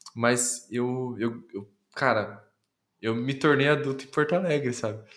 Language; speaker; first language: Portuguese; native; Portuguese